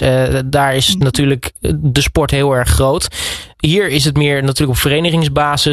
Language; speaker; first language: Dutch; native; Dutch